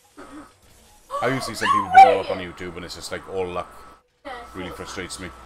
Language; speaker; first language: English; native; English